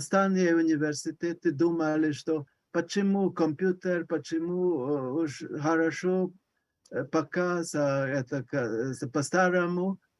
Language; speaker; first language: Russian; non-native, learner; Hungarian